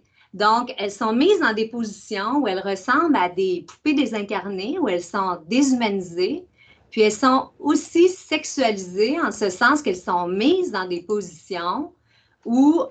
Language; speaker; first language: French; native; French